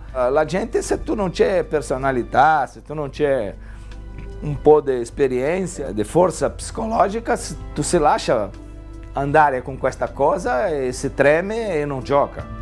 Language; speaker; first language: Italian; non-native, fluent; Portuguese